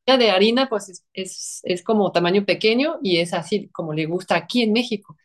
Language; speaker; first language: Spanish; non-native, fluent; French